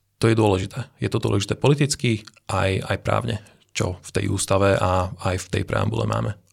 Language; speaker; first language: Slovak; non-native, local second language; Hungarian